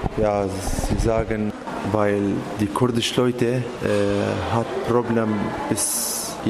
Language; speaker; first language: German; non-native, learner; Arabic